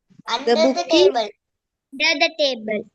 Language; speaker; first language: English; non-native, learner; Tamil